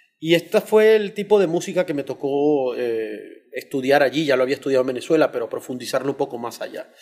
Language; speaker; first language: Spanish; native; Spanish